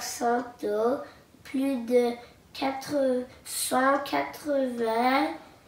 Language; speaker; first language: French; non-native, local second language; English